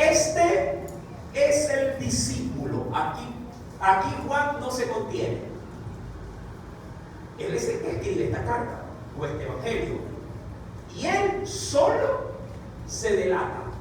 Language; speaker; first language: Spanish; native; Spanish